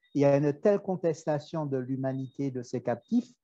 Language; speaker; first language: French; native; French